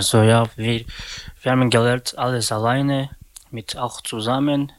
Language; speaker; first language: German; non-native, learner; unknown